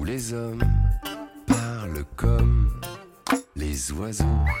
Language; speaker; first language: French; native; French